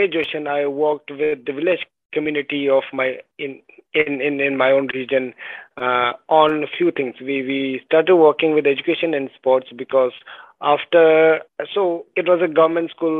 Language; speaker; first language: English; non-native, local second language; Ladakhi